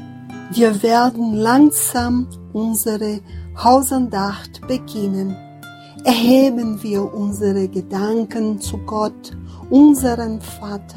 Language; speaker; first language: German; non-native, fluent; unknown